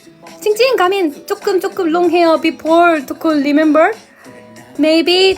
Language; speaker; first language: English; non-native, learner; Korean